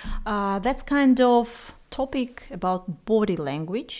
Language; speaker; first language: English; non-native, fluent; Russian